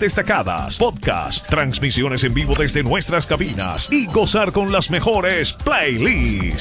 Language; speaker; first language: Spanish; native; Spanish